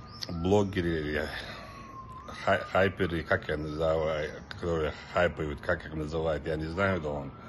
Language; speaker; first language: Russian; non-native, local second language; Chechen